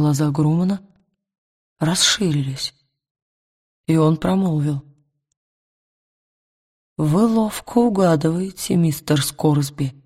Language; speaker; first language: Russian; native; Russian